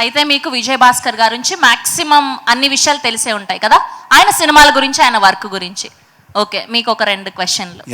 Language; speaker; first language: Telugu; native; Telugu